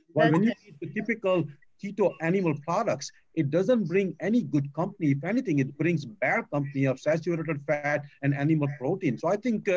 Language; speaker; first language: English; non-native, local second language; Gujarati